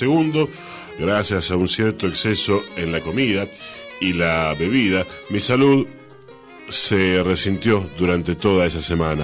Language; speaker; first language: Spanish; native; Spanish